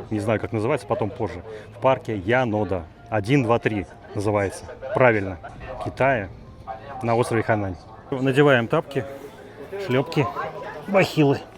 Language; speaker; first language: Russian; native; Russian